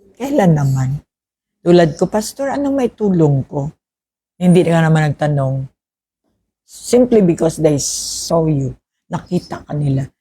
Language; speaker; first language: Filipino; non-native, local second language; Hiligaynon